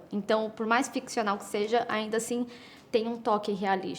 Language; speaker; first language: Portuguese; native; Portuguese